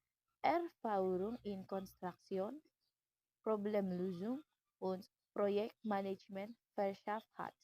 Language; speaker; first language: German; non-native, learner; Filipino